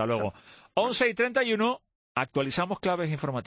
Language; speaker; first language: Spanish; native; Spanish